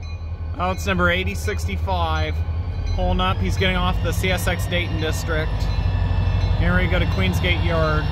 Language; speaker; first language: English; native; English